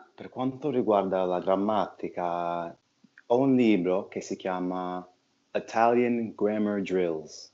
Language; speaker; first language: Italian; non-native, fluent; English